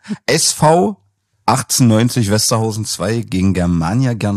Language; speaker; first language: German; native; German